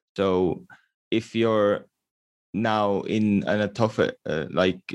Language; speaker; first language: English; non-native, fluent; Estonian